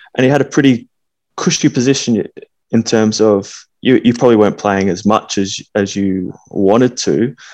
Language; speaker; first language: English; native; English